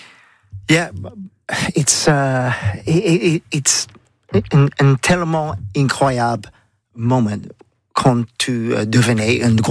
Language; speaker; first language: French; non-native, learner; English